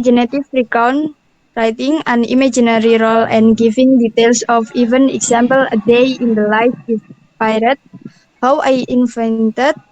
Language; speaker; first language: English; non-native, learner; Indonesian